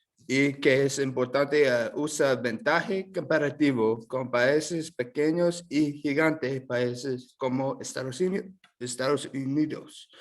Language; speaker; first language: Spanish; non-native, learner; English